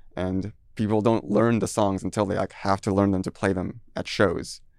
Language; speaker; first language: English; early bilingual, heritage; French